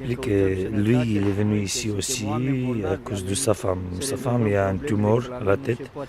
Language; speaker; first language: French; non-native, learner; Romanian